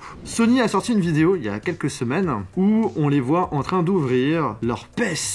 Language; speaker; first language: French; native; French